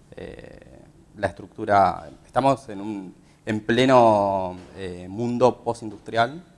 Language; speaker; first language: Spanish; native; Spanish